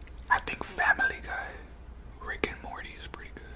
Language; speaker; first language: English; early bilingual, other home language; Spanish